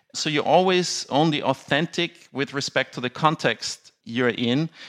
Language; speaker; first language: English; non-native, fluent; German